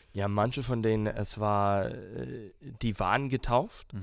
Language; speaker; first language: German; non-native, fluent; English